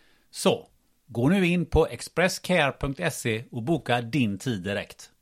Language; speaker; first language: Swedish; native; Swedish